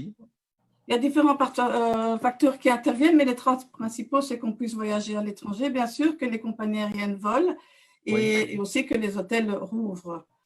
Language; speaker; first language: French; native; French